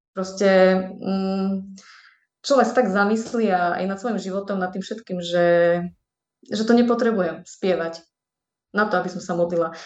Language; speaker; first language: Slovak; native; Slovak